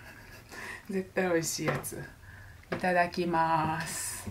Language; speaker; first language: Japanese; early bilingual, heritage; Japanese